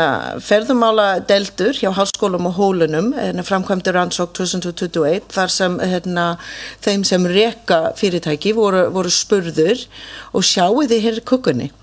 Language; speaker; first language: Icelandic; non-native, fluent; English